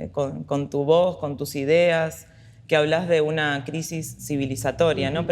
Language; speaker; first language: Spanish; native; Spanish